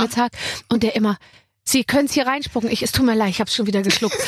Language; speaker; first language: German; native; German